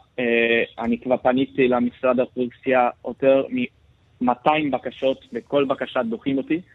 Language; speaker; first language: Hebrew; non-native, fluent; Portuguese